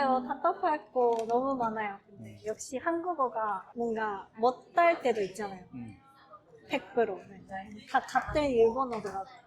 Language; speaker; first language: Korean; non-native, fluent; Japanese